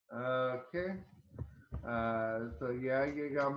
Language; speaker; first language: Spanish; early bilingual, heritage; Spanish